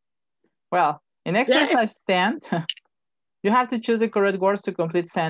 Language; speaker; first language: English; non-native, fluent; Spanish